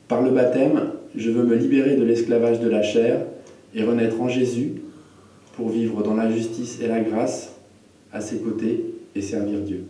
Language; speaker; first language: French; native; French